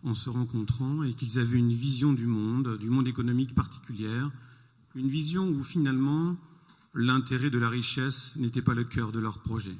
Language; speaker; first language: French; native; French